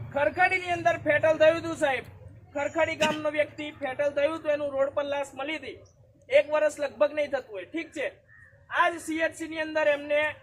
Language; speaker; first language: Gujarati; native; Gujarati